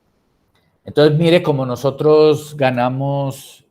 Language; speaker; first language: Spanish; native; Spanish